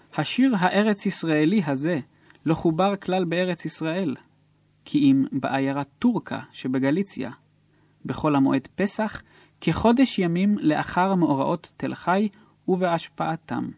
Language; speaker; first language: Hebrew; non-native, fluent; Polish